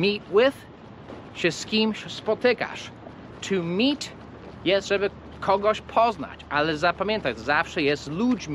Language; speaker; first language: Polish; non-native, fluent; English